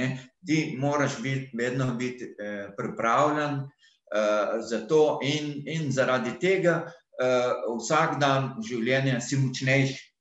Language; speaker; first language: Slovenian; non-native, fluent; Arabic